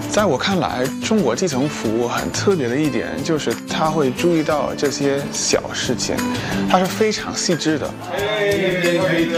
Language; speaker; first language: Chinese; non-native, fluent; English